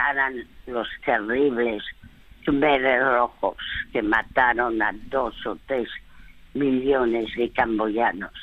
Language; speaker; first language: Spanish; early bilingual, other home language; French